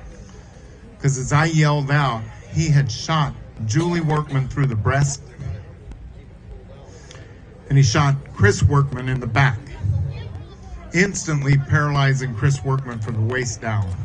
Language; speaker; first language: English; native; English